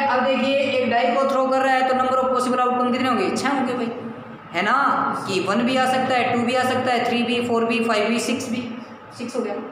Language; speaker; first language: Hindi; native; Hindi